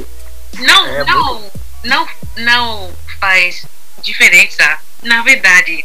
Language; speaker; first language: Portuguese; non-native, learner; English